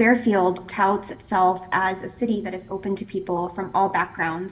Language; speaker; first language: English; native; English